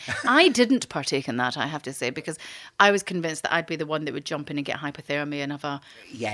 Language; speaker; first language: English; native; English